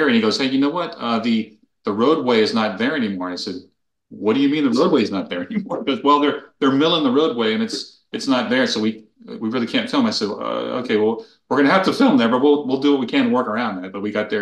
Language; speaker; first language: English; native; English